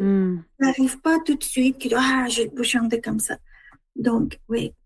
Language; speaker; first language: French; non-native, learner; Persian